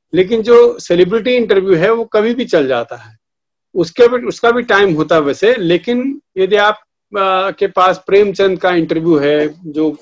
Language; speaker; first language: Hindi; native; Hindi